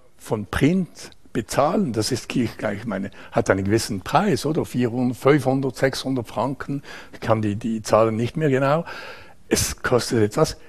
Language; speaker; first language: German; non-native, local second language; French